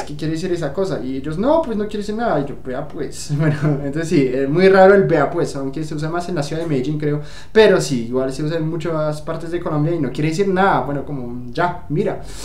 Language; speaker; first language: Spanish; non-native, fluent; French